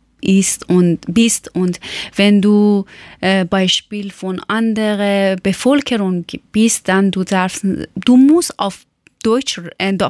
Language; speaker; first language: German; non-native, local second language; Persian